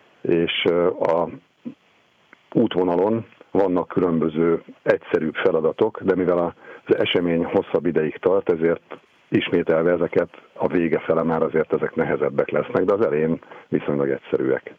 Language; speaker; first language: Hungarian; native; Hungarian